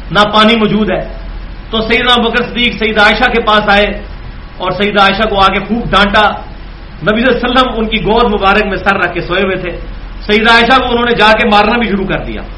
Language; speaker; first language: Urdu; non-native, local second language; Punjabi